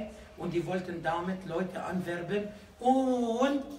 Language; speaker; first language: German; non-native, fluent; Arabic